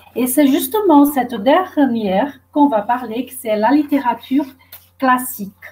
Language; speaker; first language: French; non-native, fluent; Portuguese